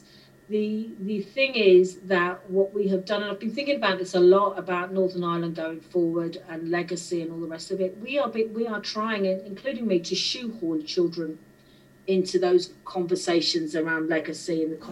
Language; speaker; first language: English; native; English